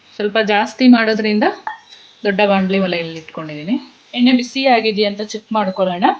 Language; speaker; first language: Kannada; non-native, local second language; Kodava